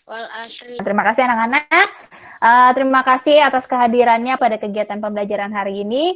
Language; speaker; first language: Indonesian; native; Indonesian